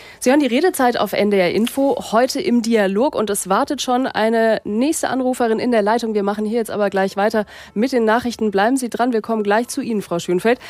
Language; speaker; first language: German; native; German